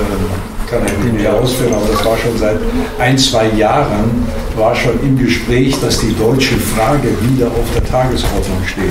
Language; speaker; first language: German; native; German